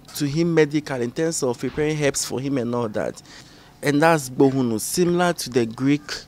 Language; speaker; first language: English; non-native, local second language; Ga